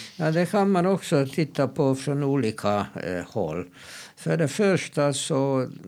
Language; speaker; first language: Swedish; non-native, fluent; Hungarian